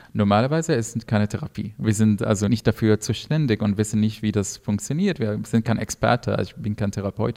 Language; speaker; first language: German; non-native, fluent; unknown